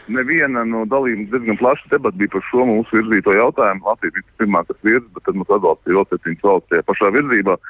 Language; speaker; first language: Latvian; native; Latvian